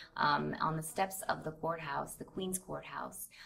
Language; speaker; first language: English; native; English